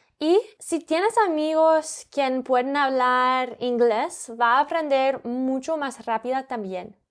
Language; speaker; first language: Spanish; non-native, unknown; English